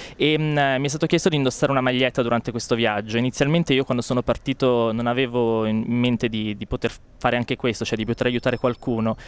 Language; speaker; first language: Italian; native; Italian